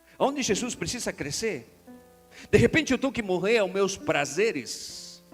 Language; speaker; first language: Portuguese; non-native, fluent; Spanish